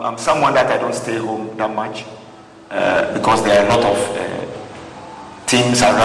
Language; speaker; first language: English; non-native, local second language; Ga